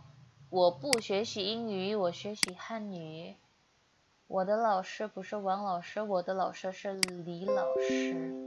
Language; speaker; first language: Chinese; non-native, fluent; Indonesian